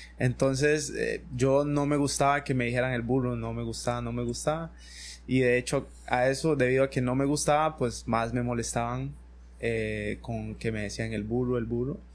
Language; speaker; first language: Spanish; native; Spanish